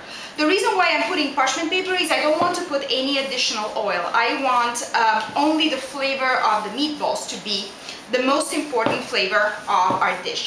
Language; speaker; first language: English; non-native, fluent; Italian